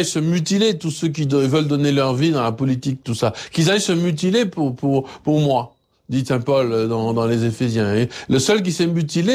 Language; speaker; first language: French; native; French